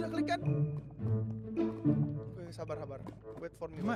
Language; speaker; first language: Indonesian; native; Indonesian